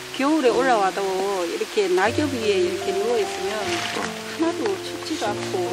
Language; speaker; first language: Korean; native; Korean